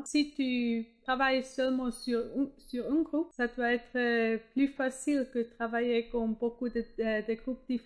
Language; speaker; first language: French; non-native, fluent; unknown